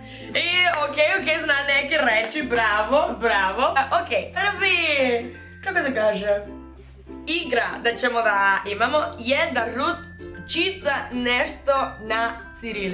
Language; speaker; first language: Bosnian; non-native, learner; Spanish